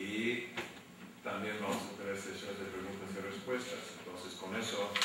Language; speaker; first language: Spanish; non-native, fluent; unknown